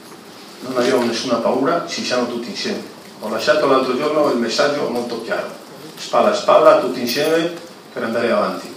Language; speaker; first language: Italian; non-native, fluent; Spanish